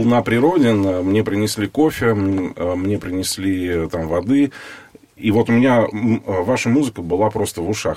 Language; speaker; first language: Russian; native; Russian